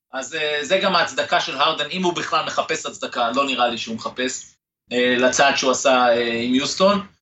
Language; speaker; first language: Hebrew; native; Hebrew